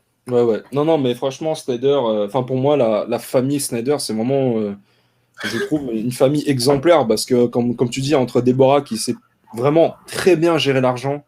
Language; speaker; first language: French; native; French